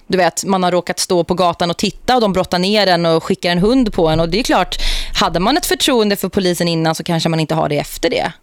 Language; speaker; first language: Swedish; native; Swedish